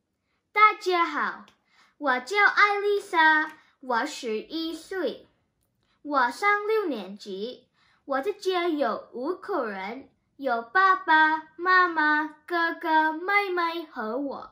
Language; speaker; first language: Chinese; early bilingual, heritage; Chinese